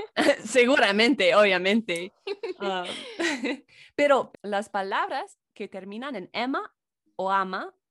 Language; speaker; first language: Spanish; non-native, fluent; English